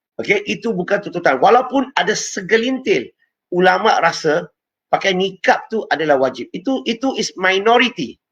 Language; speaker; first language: Malay; non-native, local second language; Chinese